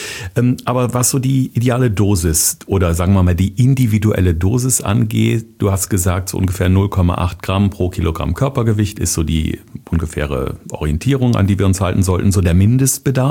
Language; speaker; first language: German; native; German